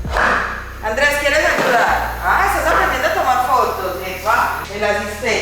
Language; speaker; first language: Spanish; native; Spanish